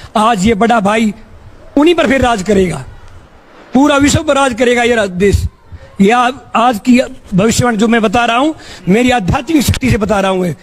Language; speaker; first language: Hindi; native; Hindi